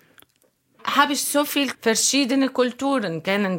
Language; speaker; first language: German; non-native, learner; Arabic